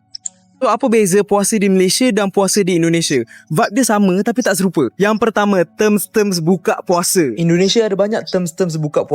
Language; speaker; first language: Malay; native; Malay